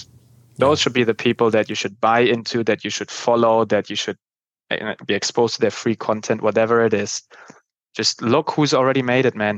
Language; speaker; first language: English; non-native, fluent; German